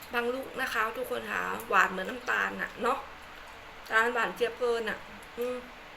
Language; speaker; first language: Thai; non-native, local second language; Khmer